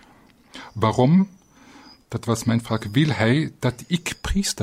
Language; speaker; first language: Dutch; non-native, fluent; German